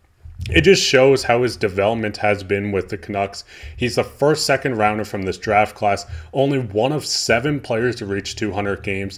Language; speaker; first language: English; native; English